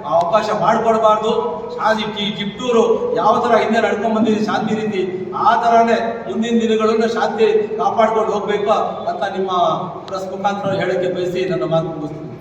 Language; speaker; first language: Kannada; non-native, local second language; Urdu